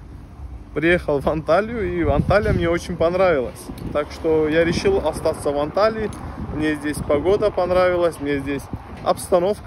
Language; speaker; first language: Russian; non-native, local second language; Turkish